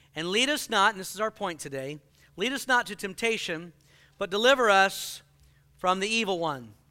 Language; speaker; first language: English; native; English